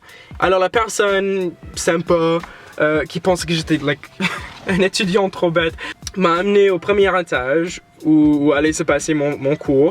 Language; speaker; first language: French; non-native, fluent; English